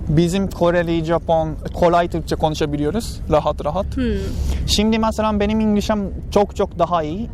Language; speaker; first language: Turkish; non-native, learner; Japanese